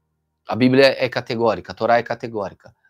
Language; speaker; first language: Portuguese; native; Portuguese